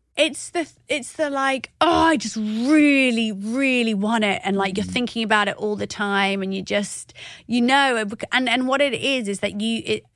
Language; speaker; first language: English; native; English